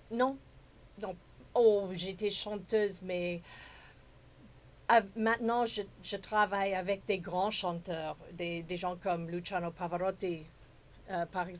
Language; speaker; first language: French; non-native, fluent; English